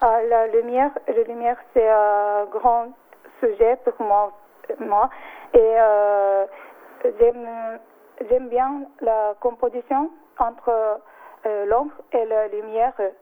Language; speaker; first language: French; non-native, learner; Japanese